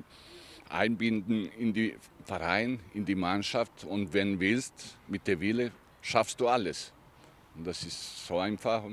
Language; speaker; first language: German; non-native, learner; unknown